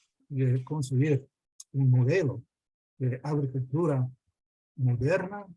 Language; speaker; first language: Spanish; non-native, fluent; English